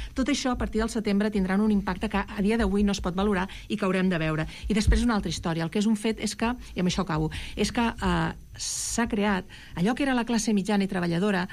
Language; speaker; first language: Catalan; non-native, local second language; Spanish